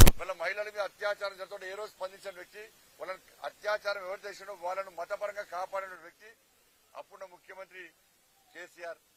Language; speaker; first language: Telugu; native; Telugu